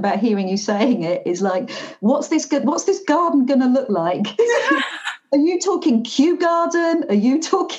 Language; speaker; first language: English; native; English